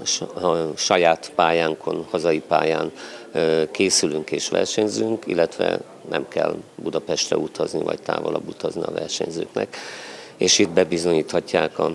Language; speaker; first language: Hungarian; native; Hungarian